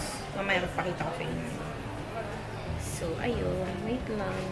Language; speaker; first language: Filipino; native; Filipino